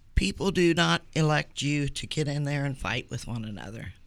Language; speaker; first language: English; native; English